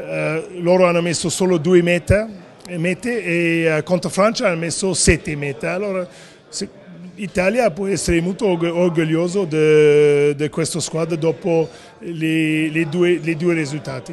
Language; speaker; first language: Italian; non-native, learner; English